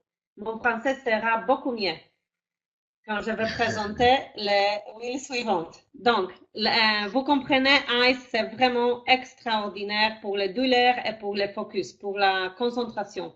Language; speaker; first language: French; non-native, fluent; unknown